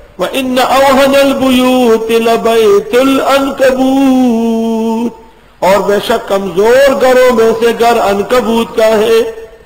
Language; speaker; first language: Urdu; non-native, local second language; Pashto